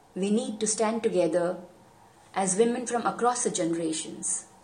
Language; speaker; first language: English; non-native, local second language; Hindi